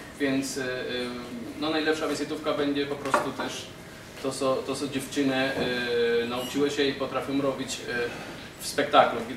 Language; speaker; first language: Polish; non-native, fluent; Spanish